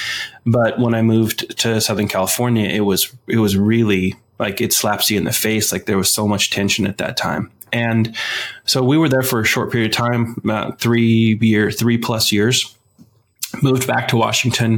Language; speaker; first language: English; native; English